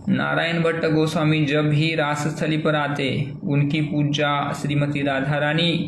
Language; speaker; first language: Hindi; non-native, local second language; Marathi